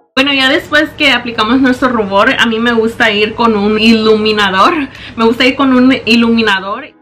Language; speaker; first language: Spanish; early bilingual, heritage; Spanish